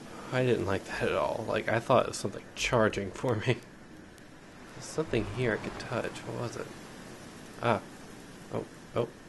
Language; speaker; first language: English; native; English